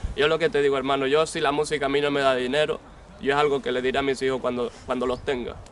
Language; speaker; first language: Spanish; native; Spanish